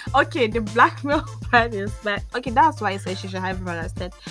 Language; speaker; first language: English; non-native, local second language; Hausa